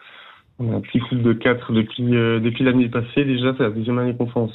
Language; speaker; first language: French; native; French